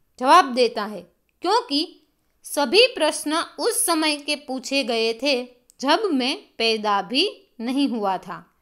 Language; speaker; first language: Hindi; non-native, local second language; Gujarati